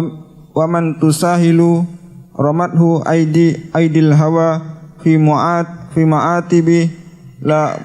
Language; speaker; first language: Arabic; non-native, fluent; Indonesian